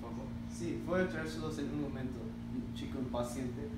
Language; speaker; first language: Spanish; non-native, learner; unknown